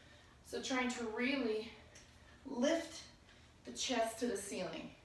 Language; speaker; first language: English; native; English